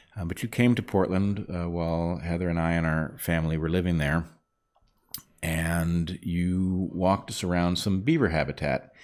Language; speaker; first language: English; native; English